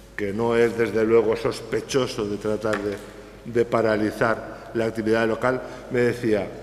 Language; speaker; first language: Spanish; native; Spanish